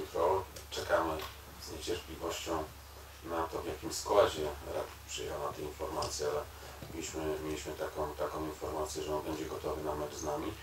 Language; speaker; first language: Polish; non-native, fluent; Serbian